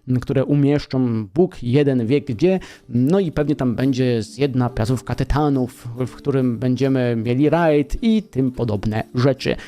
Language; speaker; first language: Polish; native; Polish